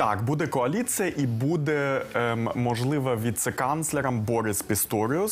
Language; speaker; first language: Ukrainian; non-native, local second language; Russian